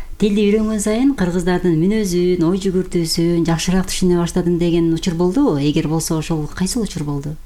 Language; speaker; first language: Kyrgyz; native; Kyrgyz